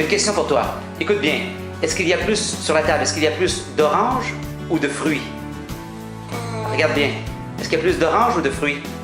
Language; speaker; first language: French; native; French